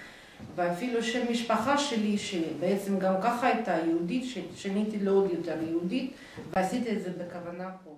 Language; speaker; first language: Hebrew; non-native, fluent; Russian